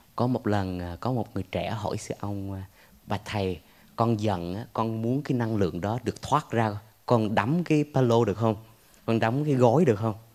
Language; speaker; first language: Vietnamese; early bilingual, heritage; Vietnamese